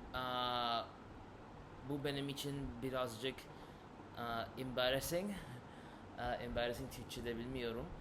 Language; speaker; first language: Turkish; non-native, learner; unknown